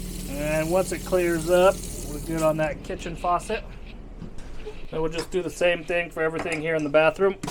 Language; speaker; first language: English; native; English